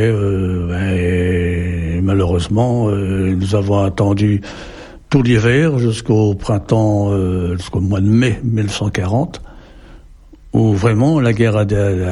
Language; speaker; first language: French; native; French